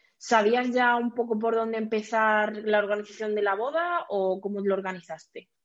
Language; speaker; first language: Spanish; native; Spanish